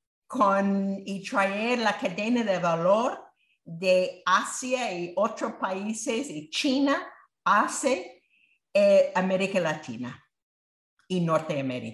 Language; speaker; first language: Spanish; non-native, fluent; English